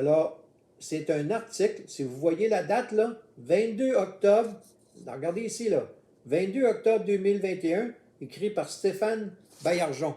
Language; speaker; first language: French; native; French